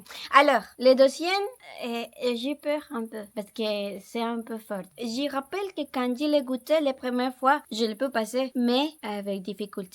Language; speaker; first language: French; non-native, learner; Spanish